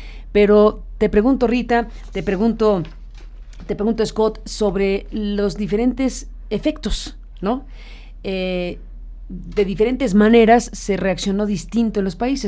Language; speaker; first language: Spanish; native; Spanish